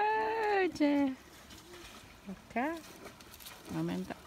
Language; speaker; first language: Italian; non-native, learner; Thai